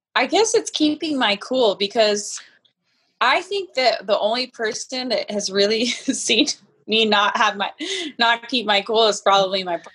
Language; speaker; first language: English; native; English